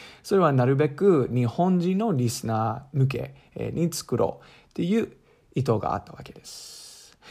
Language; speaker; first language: Japanese; non-native, fluent; English